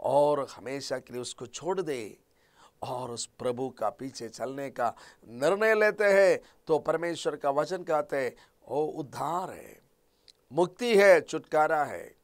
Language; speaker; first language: Hindi; non-native, local second language; Malayalam